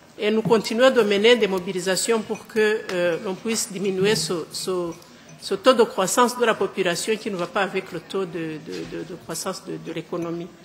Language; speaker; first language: French; non-native, local second language; Kinyarwanda